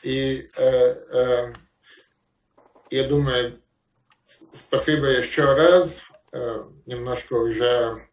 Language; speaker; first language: Russian; non-native, fluent; Latvian